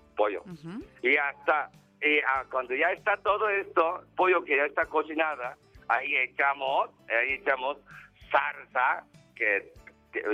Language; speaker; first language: Spanish; non-native, learner; Japanese